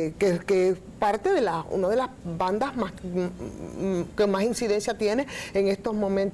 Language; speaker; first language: Spanish; native; Spanish